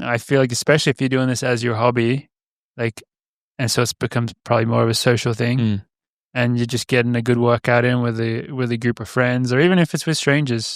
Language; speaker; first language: English; native; English